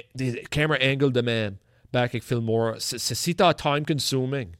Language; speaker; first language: French; native; French